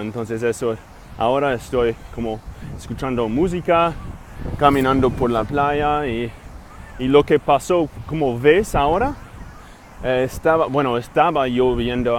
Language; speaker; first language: Spanish; non-native, fluent; English